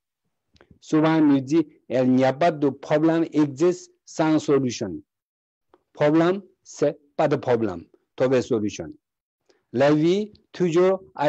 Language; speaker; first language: French; non-native, learner; Tibetan